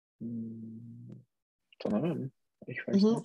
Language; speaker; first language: German; non-native, fluent; Czech